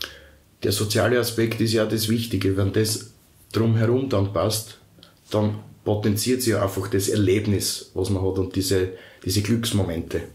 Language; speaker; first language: German; native; German